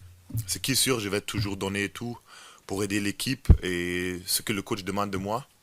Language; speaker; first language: French; non-native, fluent; German